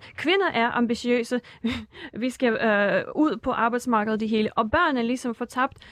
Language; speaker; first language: Danish; non-native, fluent; Russian